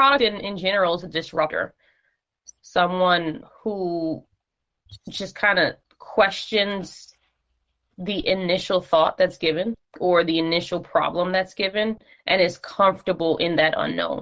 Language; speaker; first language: English; native; English